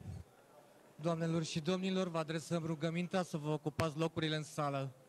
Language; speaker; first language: Romanian; native; Romanian